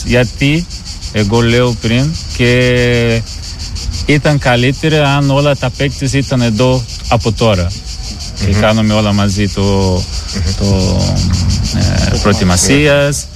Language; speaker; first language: Greek; non-native, learner; Portuguese